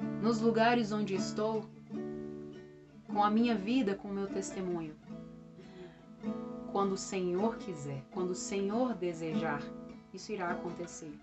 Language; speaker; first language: Portuguese; native; Portuguese